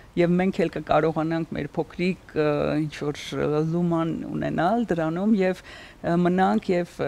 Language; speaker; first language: Armenian; native; Armenian